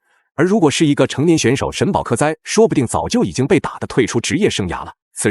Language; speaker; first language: Chinese; native; Chinese